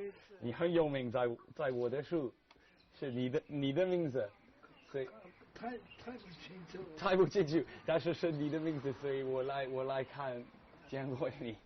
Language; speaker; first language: Chinese; non-native, learner; English